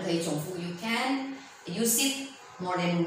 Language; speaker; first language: English; non-native, learner; Chinese